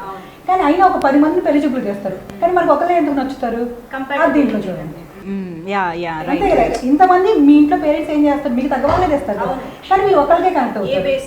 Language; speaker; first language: Telugu; native; Telugu